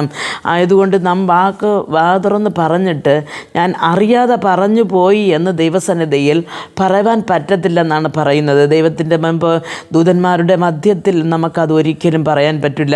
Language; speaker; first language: Malayalam; native; Malayalam